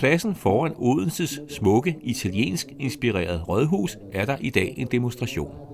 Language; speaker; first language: Danish; native; Danish